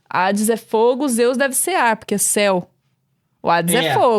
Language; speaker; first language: Portuguese; native; Portuguese